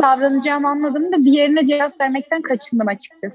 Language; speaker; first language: Turkish; native; Turkish